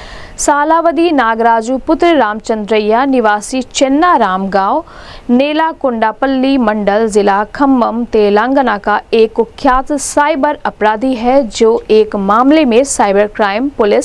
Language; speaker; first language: Hindi; native; Hindi